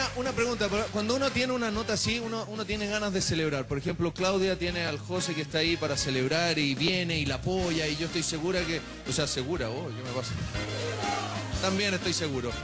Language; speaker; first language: Spanish; native; Spanish